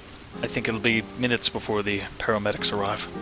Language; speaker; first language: English; native; English